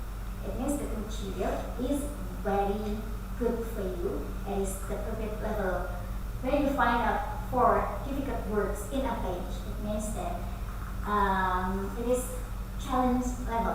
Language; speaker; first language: English; non-native, fluent; Indonesian